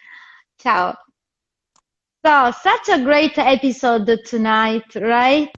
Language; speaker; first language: English; non-native, fluent; Italian